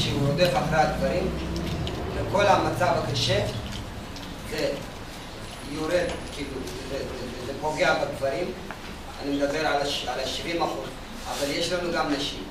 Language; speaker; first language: Hebrew; non-native, fluent; Tigrinya